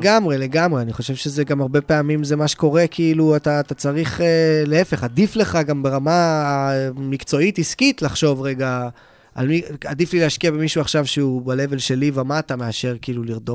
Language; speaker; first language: Hebrew; native; Hebrew